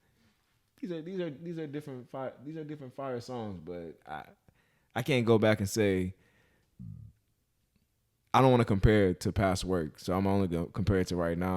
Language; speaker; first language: English; native; English